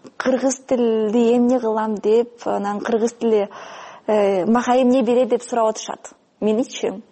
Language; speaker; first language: Kyrgyz; non-native, fluent; Russian